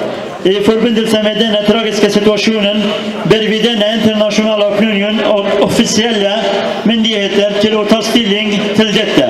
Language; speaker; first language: Norwegian; non-native, fluent; Kurdish